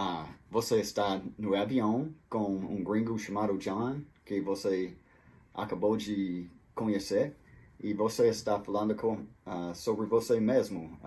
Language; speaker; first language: Portuguese; non-native, fluent; English